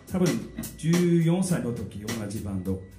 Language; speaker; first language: Japanese; non-native, learner; English